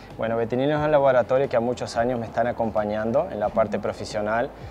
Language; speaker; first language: Spanish; early bilingual, heritage; Spanish